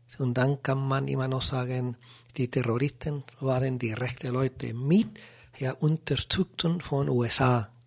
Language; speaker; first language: German; non-native, learner; Spanish